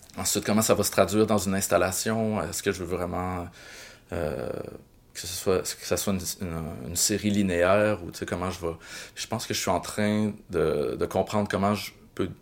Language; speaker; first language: French; native; French